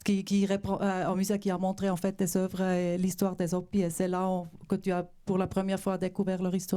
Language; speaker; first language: French; non-native, local second language; German